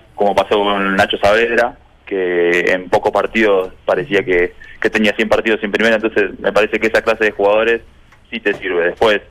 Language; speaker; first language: Spanish; native; Spanish